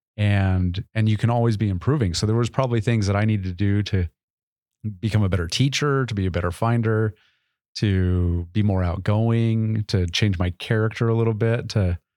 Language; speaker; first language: English; native; English